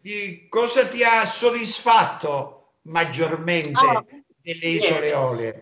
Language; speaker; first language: Italian; native; Italian